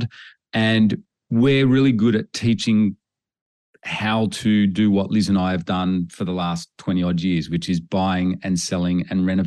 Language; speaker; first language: English; native; English